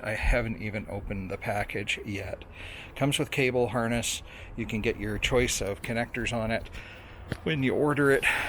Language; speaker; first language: English; native; English